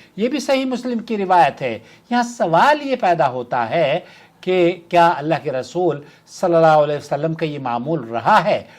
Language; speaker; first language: Urdu; native; Urdu